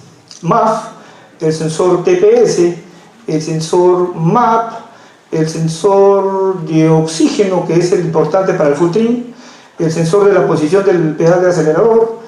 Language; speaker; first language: Spanish; native; Spanish